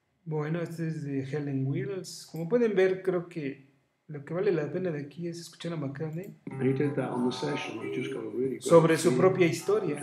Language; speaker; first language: Spanish; native; Spanish